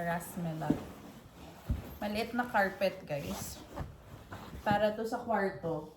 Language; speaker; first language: Filipino; non-native, local second language; Hiligaynon